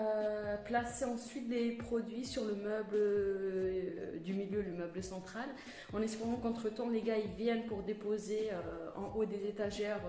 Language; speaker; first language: French; native; French